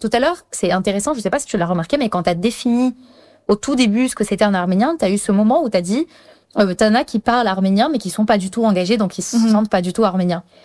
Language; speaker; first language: French; early bilingual, other home language; Armenian